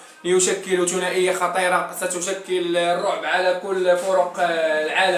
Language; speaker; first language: Arabic; native; Arabic